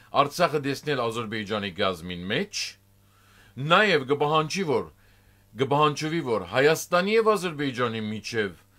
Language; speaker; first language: Armenian; native; Armenian